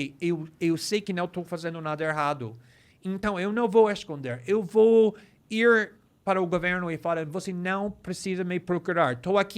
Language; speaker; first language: Portuguese; non-native, fluent; English